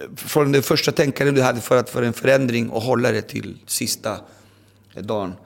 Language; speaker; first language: Swedish; early bilingual, other home language; Spanish